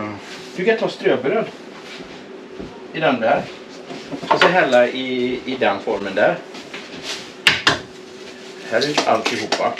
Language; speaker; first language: Swedish; native; Swedish